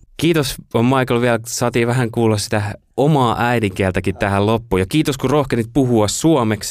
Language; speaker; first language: Finnish; native; Finnish